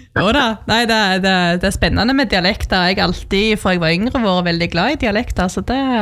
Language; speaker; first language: Norwegian; native; Norwegian